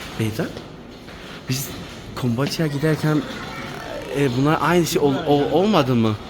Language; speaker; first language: Turkish; non-native, learner; Chinese